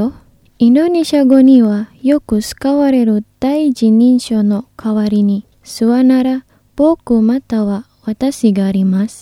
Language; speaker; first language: Japanese; non-native, fluent; Indonesian